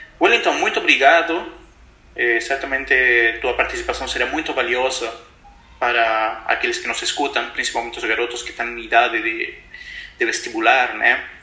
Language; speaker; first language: Portuguese; non-native, fluent; Spanish